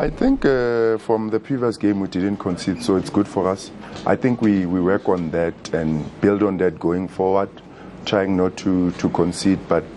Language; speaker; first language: English; non-native, local second language; Zulu